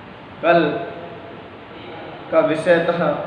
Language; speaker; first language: Hindi; native; Hindi